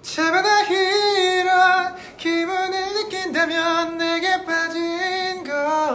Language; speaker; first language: Korean; native; Korean